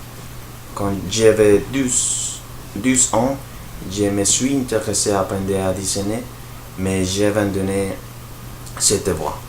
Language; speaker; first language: French; non-native, learner; Spanish